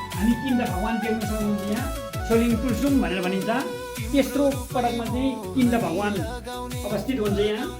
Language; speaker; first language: Nepali; non-native, local second language; Eastern Tamang